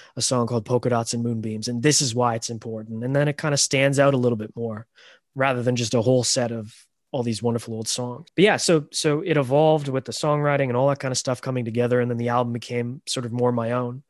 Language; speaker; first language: English; native; English